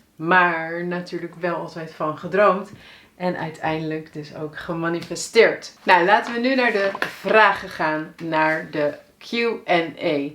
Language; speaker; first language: Dutch; native; Dutch